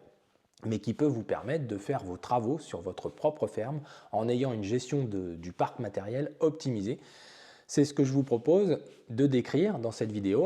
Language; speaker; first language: French; native; French